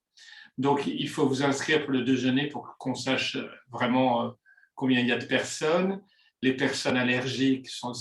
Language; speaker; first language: French; native; French